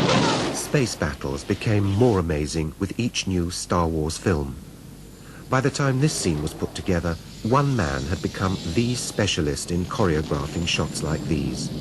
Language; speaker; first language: English; native; English